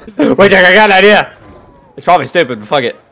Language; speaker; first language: English; native; English